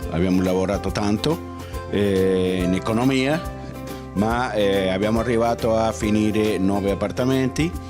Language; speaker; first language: Italian; non-native, fluent; Spanish